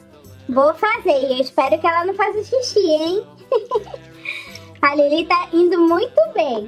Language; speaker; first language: Portuguese; native; Portuguese